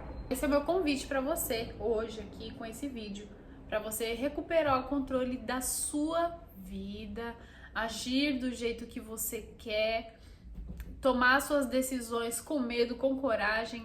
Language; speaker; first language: Portuguese; native; Portuguese